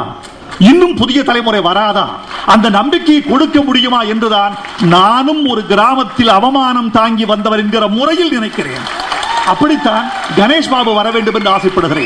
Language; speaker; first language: Tamil; native; Tamil